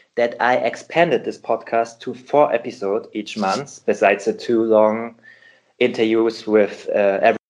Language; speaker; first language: English; non-native, fluent; German